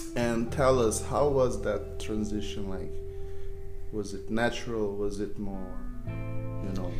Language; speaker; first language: English; non-native, fluent; Portuguese